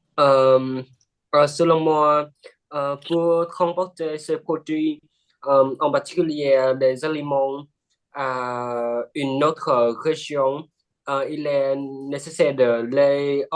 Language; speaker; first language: French; non-native, learner; Vietnamese